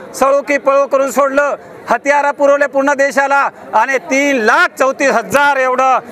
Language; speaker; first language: Marathi; non-native, local second language; Lambadi